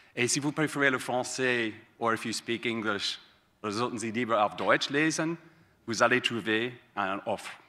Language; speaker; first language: French; non-native, fluent; English